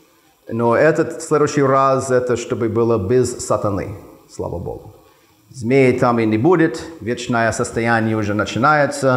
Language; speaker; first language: Russian; non-native, fluent; English